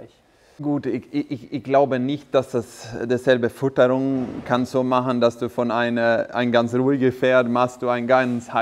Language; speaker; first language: German; non-native, fluent; Swedish